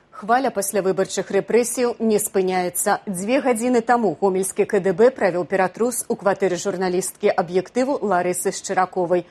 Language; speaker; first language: Belarusian; native; Belarusian